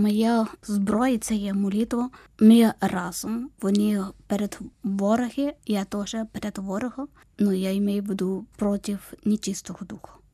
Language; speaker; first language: Ukrainian; non-native, fluent; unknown